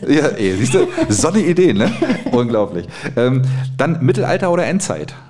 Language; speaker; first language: German; native; German